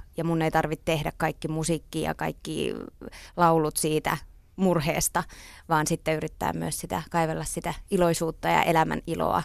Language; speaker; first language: Finnish; non-native, local second language; Swedish